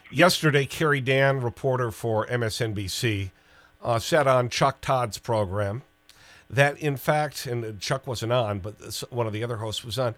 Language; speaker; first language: English; native; English